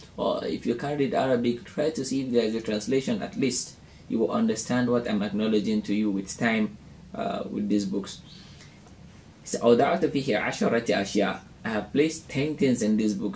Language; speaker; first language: English; non-native, local second language; Hausa